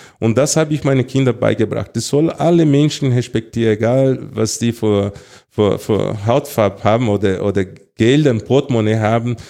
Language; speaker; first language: German; non-native, fluent; Portuguese